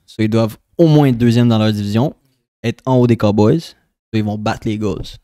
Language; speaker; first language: French; native; French